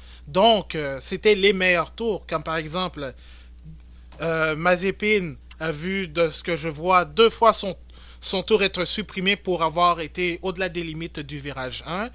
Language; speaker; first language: French; native; French